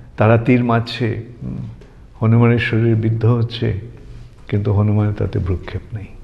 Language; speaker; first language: Bangla; native; Bangla